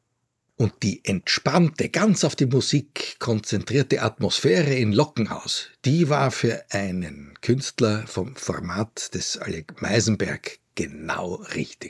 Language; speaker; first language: German; native; German